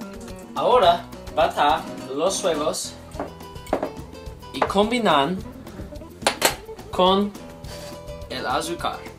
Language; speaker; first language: Spanish; non-native, learner; English